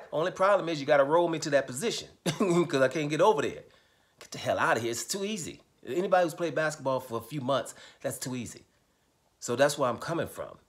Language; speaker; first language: English; native; English